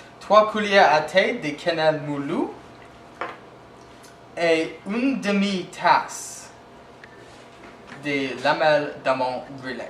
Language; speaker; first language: French; non-native, learner; English